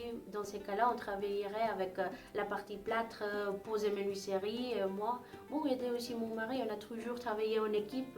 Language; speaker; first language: French; non-native, fluent; Spanish